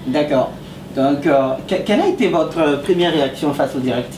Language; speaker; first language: French; native; French